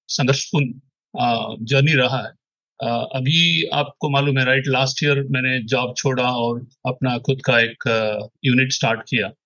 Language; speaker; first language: Hindi; non-native, local second language; Odia